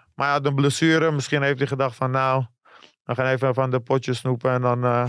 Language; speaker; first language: Dutch; early bilingual, other home language; Persian